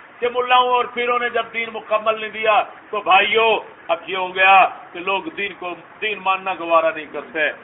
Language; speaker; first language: Urdu; non-native, local second language; Punjabi